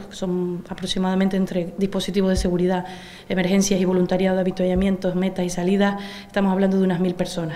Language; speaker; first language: Spanish; native; Spanish